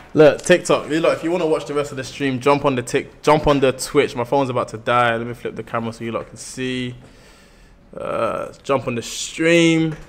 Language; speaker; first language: English; native; English